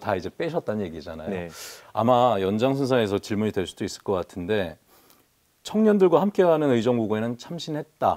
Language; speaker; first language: Korean; native; Korean